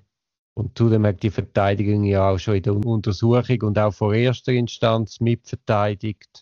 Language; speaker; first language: German; native; German